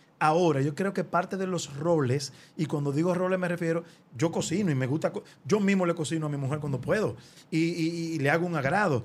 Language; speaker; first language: Spanish; native; Spanish